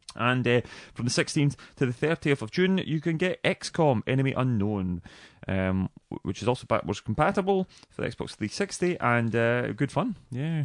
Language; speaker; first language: English; native; English